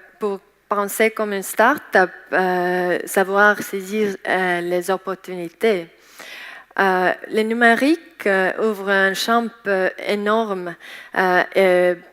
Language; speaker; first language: French; non-native, learner; Estonian